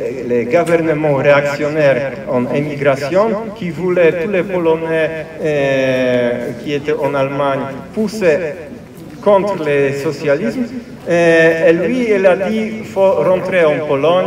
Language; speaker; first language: French; non-native, fluent; Polish